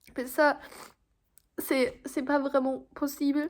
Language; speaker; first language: French; non-native, fluent; German